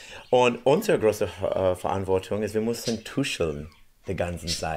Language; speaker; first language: German; non-native, fluent; English